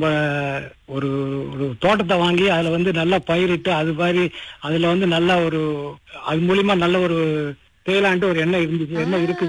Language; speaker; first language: Tamil; early bilingual, heritage; Tamil